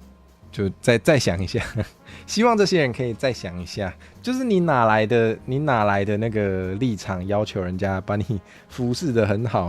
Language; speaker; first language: Chinese; native; Chinese